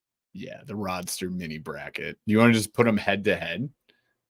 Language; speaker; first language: English; native; English